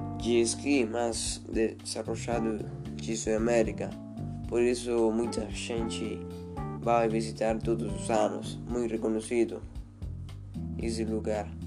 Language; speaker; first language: Portuguese; non-native, learner; Spanish